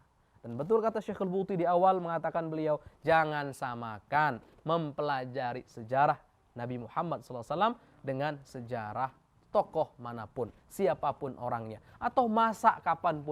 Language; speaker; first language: Indonesian; native; Indonesian